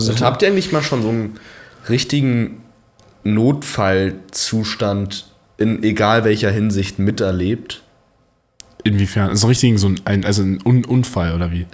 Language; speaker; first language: German; native; German